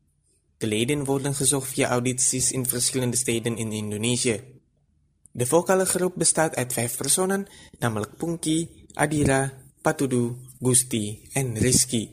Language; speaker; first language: Dutch; non-native, fluent; Indonesian